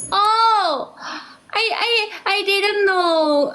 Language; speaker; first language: English; non-native, learner; Korean